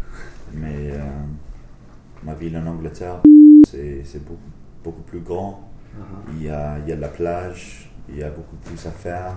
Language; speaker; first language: French; non-native, learner; English